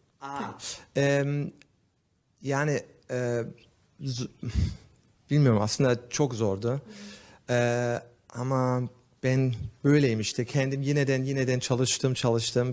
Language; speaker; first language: Turkish; early bilingual, heritage; Turkish